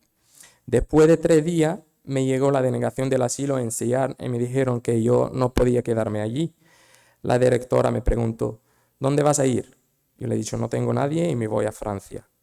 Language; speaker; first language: Spanish; non-native, fluent; Arabic